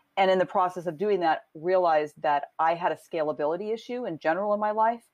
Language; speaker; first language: English; native; English